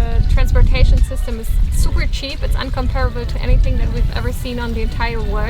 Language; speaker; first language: English; non-native, fluent; German